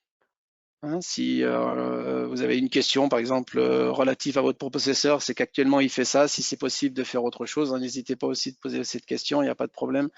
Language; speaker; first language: French; native; French